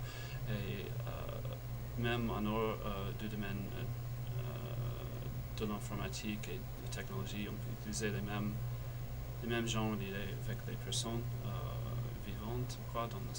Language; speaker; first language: French; non-native, fluent; English